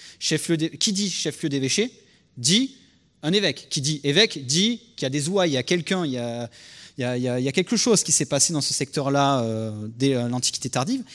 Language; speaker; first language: French; native; French